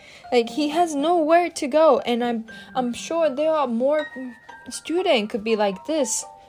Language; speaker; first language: English; non-native, fluent; Japanese